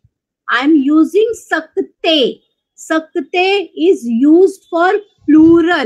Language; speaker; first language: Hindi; native; Hindi